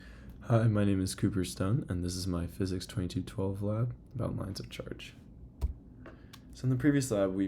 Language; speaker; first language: English; native; English